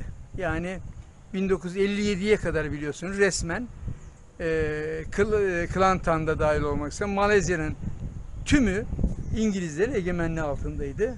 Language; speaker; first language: Turkish; native; Turkish